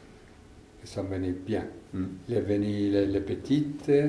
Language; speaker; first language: French; non-native, learner; Italian